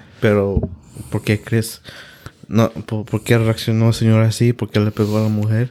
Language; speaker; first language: Spanish; early bilingual, heritage; Spanish